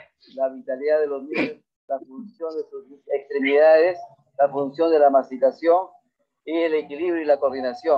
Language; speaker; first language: Spanish; native; Spanish